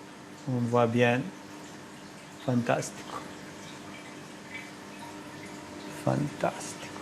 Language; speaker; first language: French; non-native, fluent; Italian